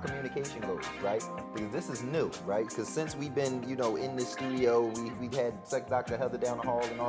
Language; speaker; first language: English; native; English